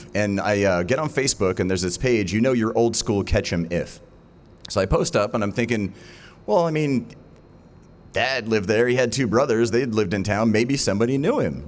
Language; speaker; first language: English; native; English